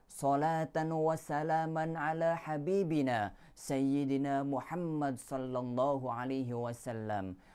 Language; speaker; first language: Arabic; non-native, learner; Indonesian